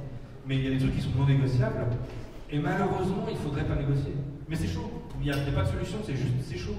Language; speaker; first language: French; native; French